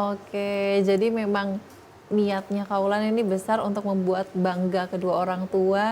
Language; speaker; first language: Indonesian; native; Indonesian